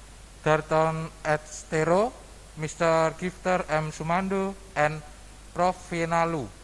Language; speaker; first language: English; non-native, learner; Indonesian